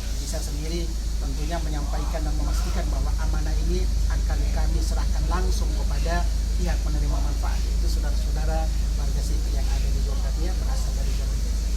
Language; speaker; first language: Indonesian; native; Indonesian